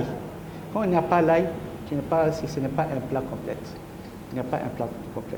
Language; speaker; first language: French; non-native, learner; Arabic